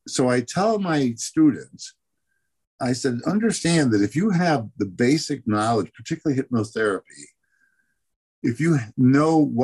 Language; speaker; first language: English; native; English